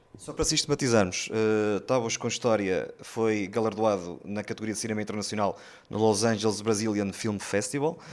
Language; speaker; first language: Portuguese; native; Portuguese